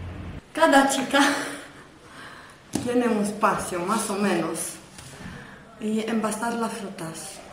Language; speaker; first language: Spanish; non-native, learner; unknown